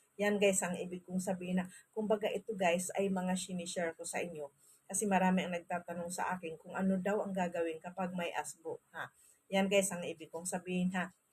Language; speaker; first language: Filipino; non-native, local second language; Masbatenyo